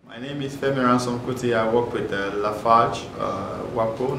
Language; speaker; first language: English; native; English